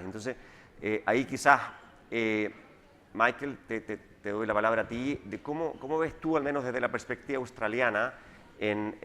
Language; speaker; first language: Spanish; native; Spanish